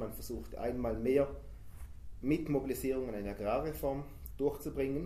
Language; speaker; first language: German; native; German